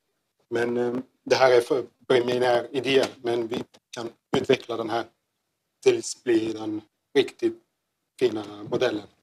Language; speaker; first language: Swedish; non-native, learner; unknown